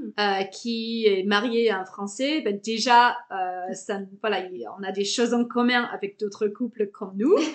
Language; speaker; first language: French; non-native, fluent; English